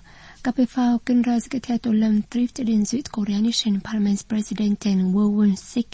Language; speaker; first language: German; non-native, fluent; Vietnamese